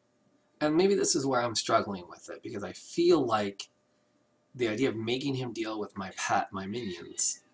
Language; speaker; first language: English; native; English